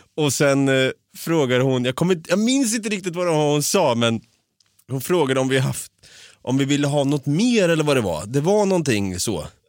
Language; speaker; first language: Swedish; native; Swedish